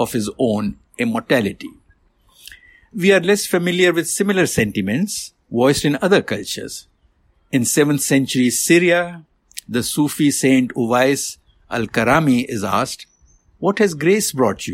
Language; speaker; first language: English; non-native, local second language; Hindi